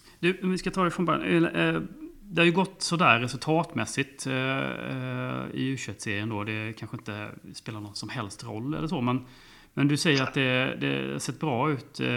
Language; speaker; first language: Swedish; native; Swedish